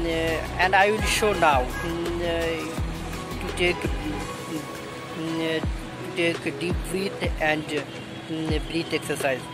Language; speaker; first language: English; non-native, learner; Bangla